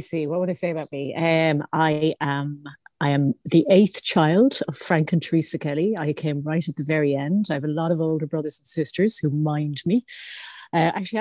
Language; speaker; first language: English; native; English